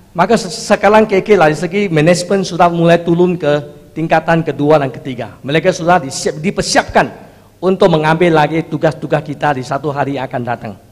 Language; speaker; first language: Indonesian; non-native, fluent; Chinese